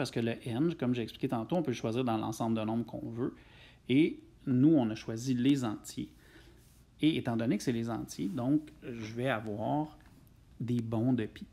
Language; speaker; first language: French; native; French